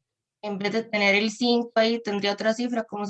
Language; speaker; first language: Spanish; native; Spanish